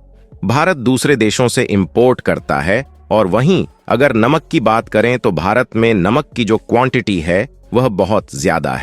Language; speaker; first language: Hindi; native; Hindi